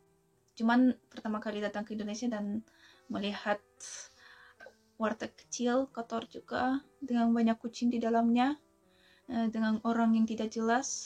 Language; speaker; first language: Indonesian; non-native, fluent; Russian